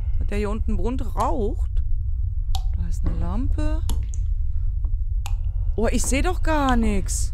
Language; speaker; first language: German; native; German